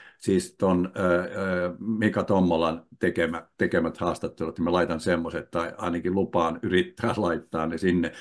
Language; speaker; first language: Finnish; native; Finnish